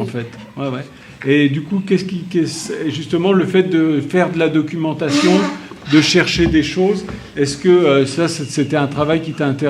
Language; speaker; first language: French; native; French